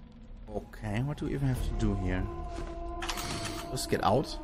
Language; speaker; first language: English; non-native, fluent; German